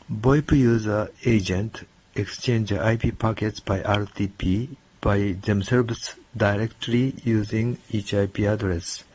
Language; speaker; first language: English; non-native, learner; Japanese